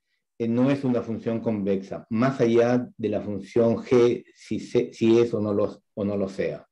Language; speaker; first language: Spanish; native; Spanish